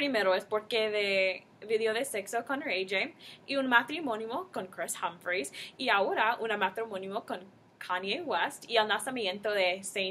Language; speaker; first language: Spanish; non-native, learner; English